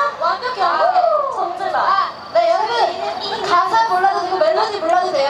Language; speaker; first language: Korean; native; Korean